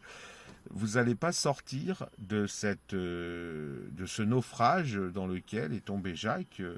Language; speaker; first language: French; native; French